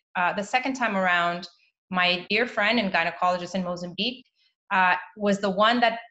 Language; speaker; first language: English; native; English